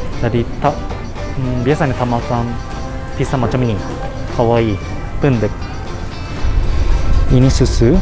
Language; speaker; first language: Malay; non-native, learner; Japanese